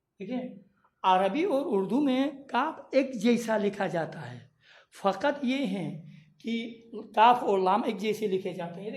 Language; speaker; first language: Urdu; non-native, local second language; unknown